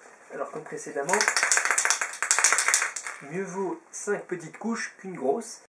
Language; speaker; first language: French; native; French